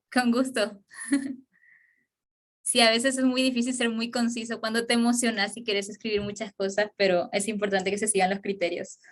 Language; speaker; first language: Spanish; native; Spanish